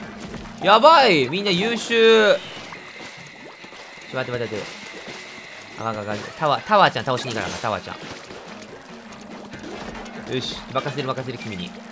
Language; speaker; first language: Japanese; native; Japanese